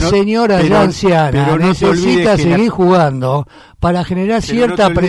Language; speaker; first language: Spanish; native; Spanish